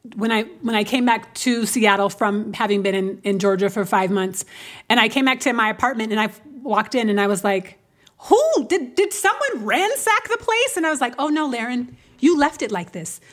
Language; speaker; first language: English; native; English